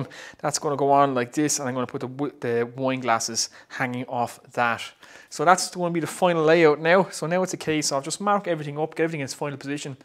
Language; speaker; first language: English; native; English